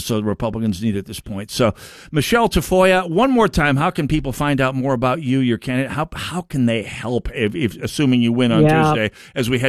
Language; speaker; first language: English; native; English